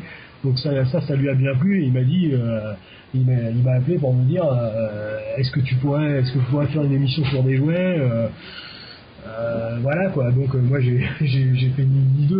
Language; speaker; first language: French; native; French